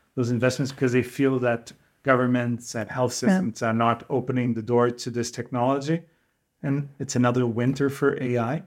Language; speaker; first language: English; non-native, fluent; Portuguese